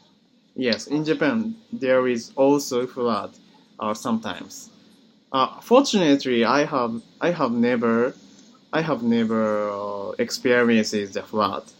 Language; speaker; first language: English; non-native, learner; Japanese